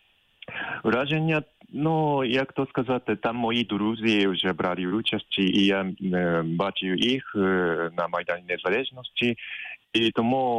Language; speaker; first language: Ukrainian; non-native, fluent; Japanese